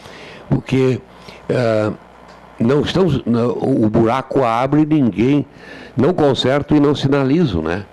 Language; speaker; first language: Portuguese; native; Portuguese